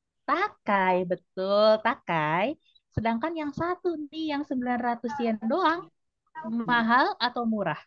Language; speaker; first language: Indonesian; native; Indonesian